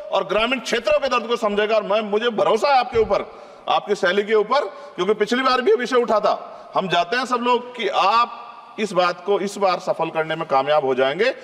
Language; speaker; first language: Hindi; native; Hindi